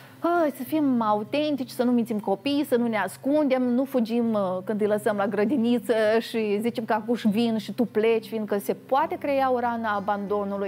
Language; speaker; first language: Romanian; native; Romanian